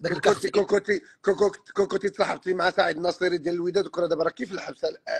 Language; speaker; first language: Arabic; native; Arabic